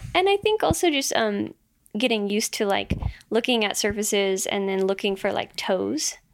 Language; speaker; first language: English; native; English